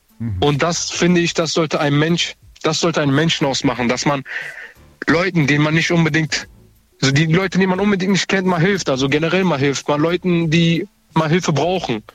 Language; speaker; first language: German; early bilingual, other home language; Turkish